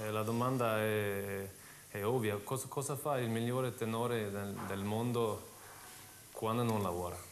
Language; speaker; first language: Italian; non-native, fluent; Swedish